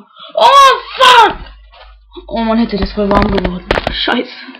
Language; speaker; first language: German; native; German